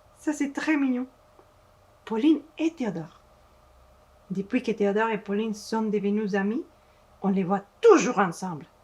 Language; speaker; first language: French; non-native, fluent; Spanish